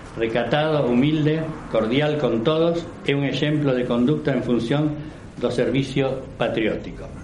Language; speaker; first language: Galician; native; Galician